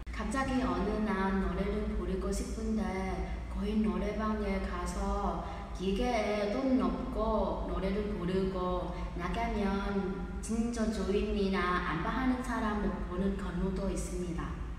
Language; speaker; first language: Korean; non-native, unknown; Vietnamese